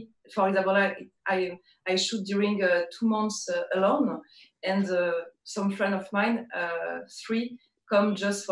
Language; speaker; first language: English; non-native, learner; French